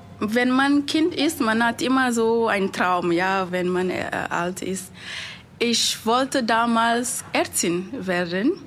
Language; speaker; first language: German; non-native, fluent; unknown